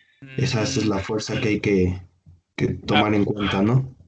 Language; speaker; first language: Spanish; native; Spanish